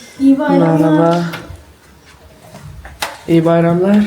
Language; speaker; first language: Turkish; non-native, fluent; Urdu